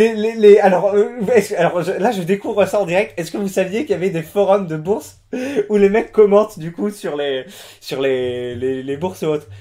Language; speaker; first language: French; native; French